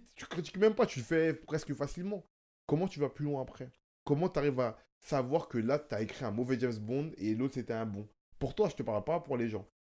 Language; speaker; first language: French; native; French